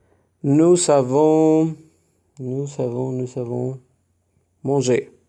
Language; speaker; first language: French; non-native, fluent; Spanish